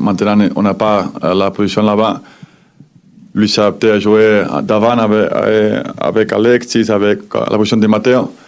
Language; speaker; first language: French; non-native, fluent; Spanish